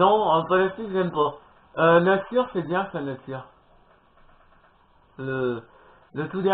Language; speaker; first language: French; native; French